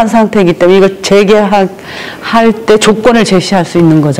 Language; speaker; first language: Korean; native; Korean